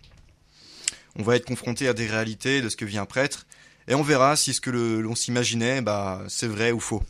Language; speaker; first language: French; native; French